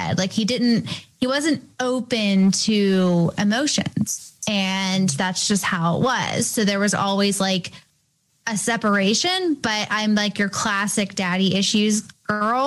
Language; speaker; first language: English; native; English